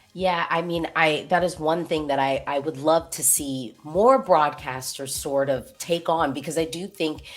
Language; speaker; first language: English; native; English